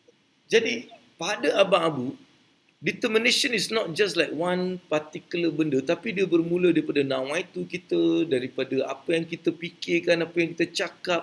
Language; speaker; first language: Malay; native; Malay